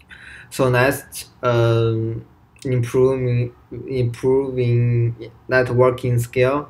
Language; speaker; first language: English; non-native, learner; Chinese